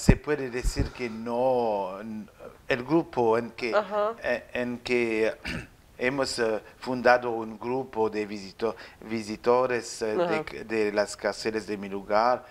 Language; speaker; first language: Spanish; non-native, learner; French